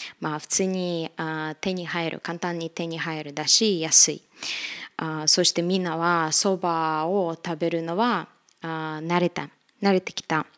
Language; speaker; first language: Japanese; non-native, fluent; Russian